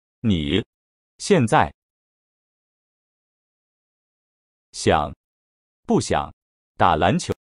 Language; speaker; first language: Chinese; non-native, learner; English